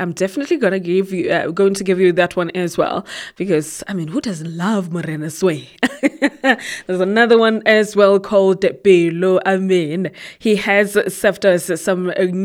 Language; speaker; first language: English; non-native, local second language; Southern Sotho